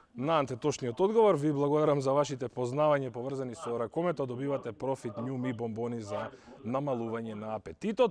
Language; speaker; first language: Macedonian; native; Macedonian